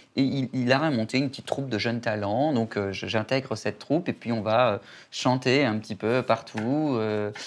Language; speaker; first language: French; native; French